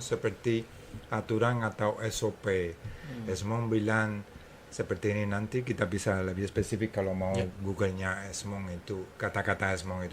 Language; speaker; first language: Indonesian; non-native, fluent; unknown